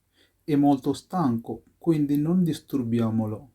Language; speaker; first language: Italian; non-native, fluent; Sinhala